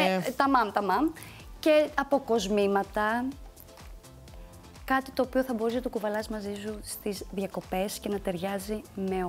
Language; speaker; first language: Greek; native; Greek